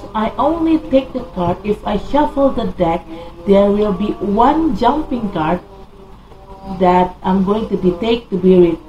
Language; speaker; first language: English; non-native, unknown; Indonesian